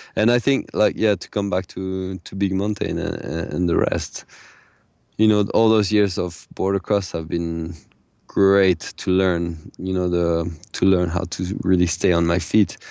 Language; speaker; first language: English; non-native, fluent; French